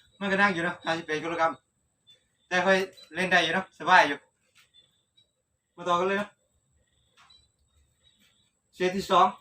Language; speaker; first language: Thai; non-native, local second language; Northeastern Thai